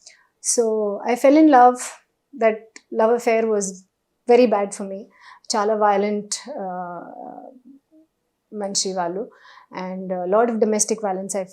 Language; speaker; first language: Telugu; non-native, local second language; Hindi